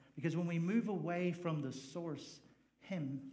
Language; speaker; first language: English; native; English